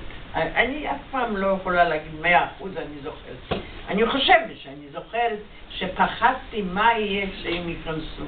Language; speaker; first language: Hebrew; non-native, fluent; Yiddish